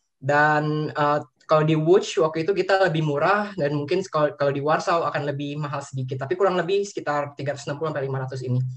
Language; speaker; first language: Indonesian; native; Indonesian